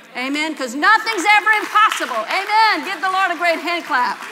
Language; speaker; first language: English; native; English